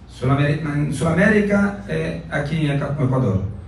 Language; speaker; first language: Spanish; non-native, learner; Portuguese